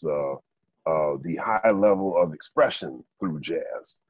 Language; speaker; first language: English; native; English